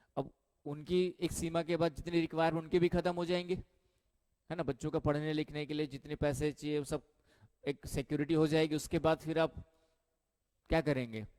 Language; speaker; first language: Hindi; native; Hindi